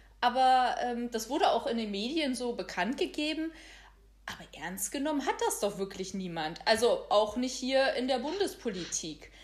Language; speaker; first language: German; native; German